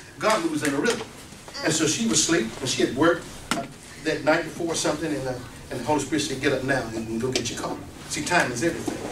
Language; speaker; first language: English; native; English